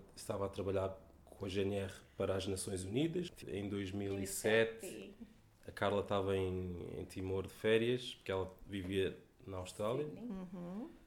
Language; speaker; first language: Portuguese; native; Portuguese